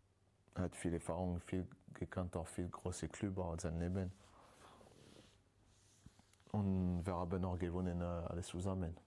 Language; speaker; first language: German; non-native, learner; French